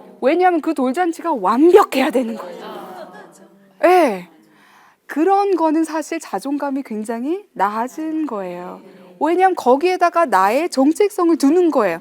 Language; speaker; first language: Korean; early bilingual, heritage; Korean